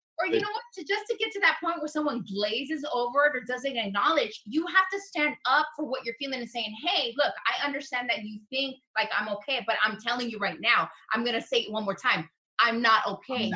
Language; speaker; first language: English; early bilingual, other home language; Spanish